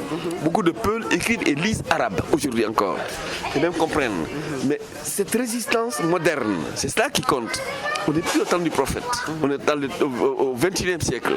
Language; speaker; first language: French; non-native, local second language; Fula